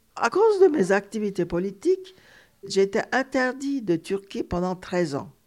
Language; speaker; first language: French; non-native, fluent; Turkish